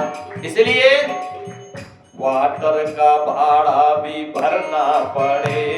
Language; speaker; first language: Hindi; native; Hindi